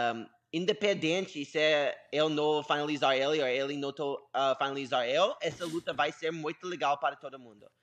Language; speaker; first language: Portuguese; non-native, learner; English